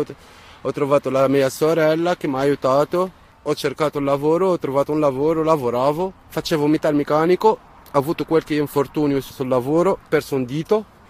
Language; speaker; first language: Italian; non-native, fluent; Arabic